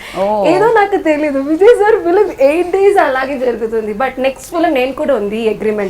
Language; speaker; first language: Telugu; non-native, learner; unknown